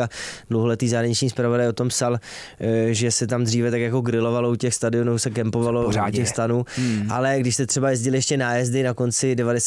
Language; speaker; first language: Czech; native; Czech